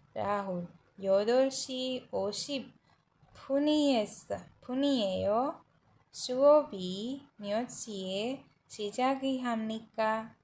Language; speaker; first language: Korean; non-native, learner; Hindi